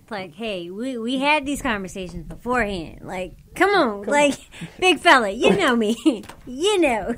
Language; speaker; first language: English; native; English